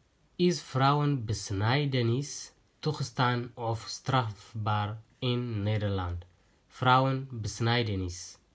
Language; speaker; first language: Dutch; non-native, fluent; Tigrinya